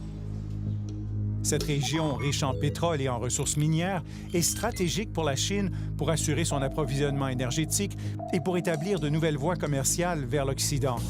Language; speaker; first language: French; native; French